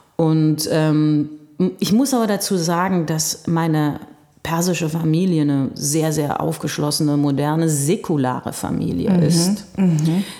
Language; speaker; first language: German; early bilingual, heritage; German